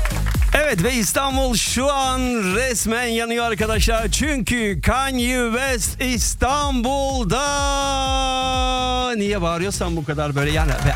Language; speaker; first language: Turkish; early bilingual, other home language; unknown